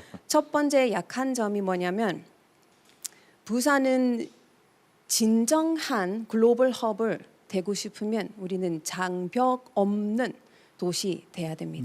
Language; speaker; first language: Korean; non-native, fluent; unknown